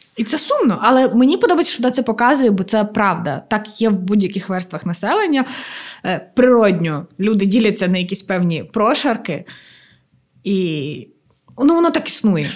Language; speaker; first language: Ukrainian; native; Ukrainian